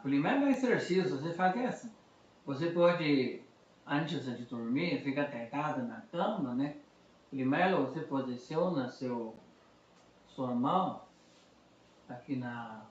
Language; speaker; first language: Portuguese; non-native, fluent; Chinese